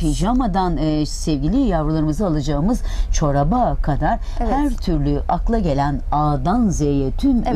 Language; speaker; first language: Turkish; native; Turkish